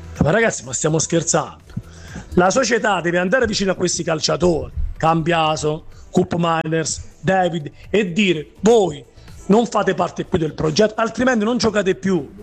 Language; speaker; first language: Italian; native; Italian